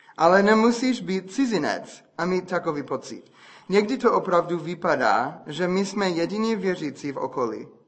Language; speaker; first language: Czech; non-native, fluent; English